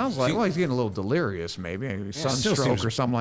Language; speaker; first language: English; native; English